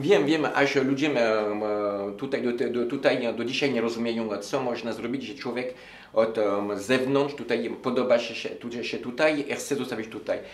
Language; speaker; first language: Polish; non-native, learner; French